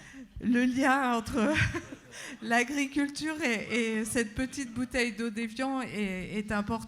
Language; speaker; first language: French; native; French